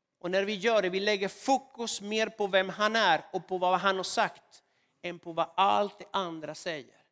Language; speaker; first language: Swedish; non-native, fluent; Spanish